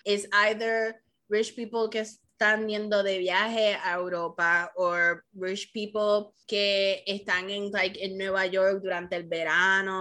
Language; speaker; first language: Spanish; early bilingual, heritage; Spanish